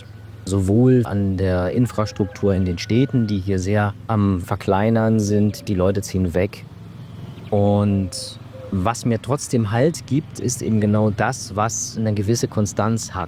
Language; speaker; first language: German; native; German